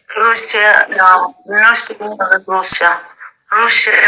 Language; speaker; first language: English; non-native, learner; Uzbek